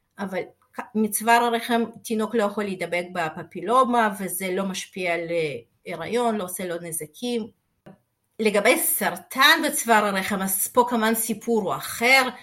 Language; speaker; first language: Hebrew; non-native, fluent; Russian